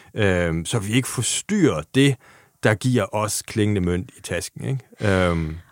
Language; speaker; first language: Danish; non-native, fluent; German